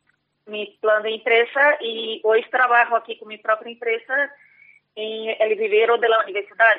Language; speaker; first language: Spanish; non-native, fluent; Portuguese